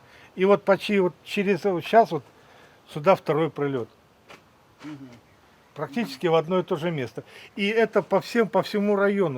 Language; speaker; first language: Russian; native; Russian